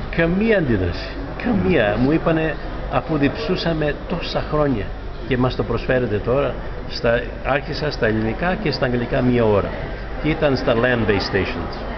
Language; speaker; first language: Greek; early bilingual, heritage; Greek